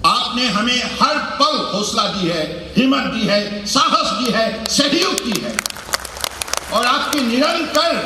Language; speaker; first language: Hindi; non-native, local second language; Assamese